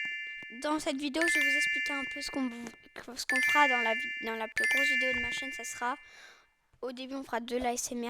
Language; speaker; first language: French; native; French